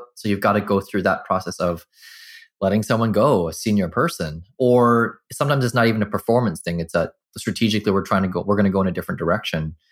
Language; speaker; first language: English; native; English